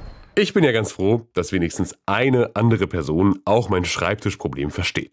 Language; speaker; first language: German; native; German